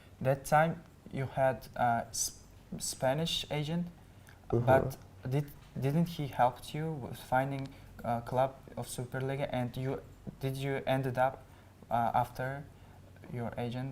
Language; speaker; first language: English; non-native, learner; Uzbek